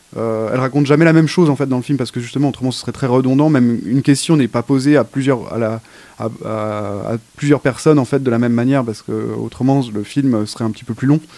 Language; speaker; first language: French; native; French